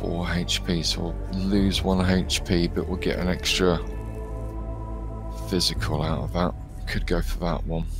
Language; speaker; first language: English; native; English